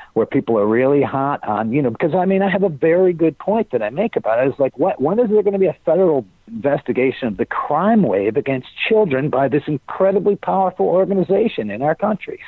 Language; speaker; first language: English; native; English